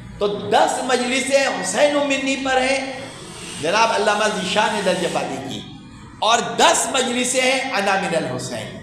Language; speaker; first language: Urdu; native; Urdu